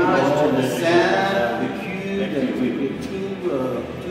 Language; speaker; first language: French; non-native, fluent; English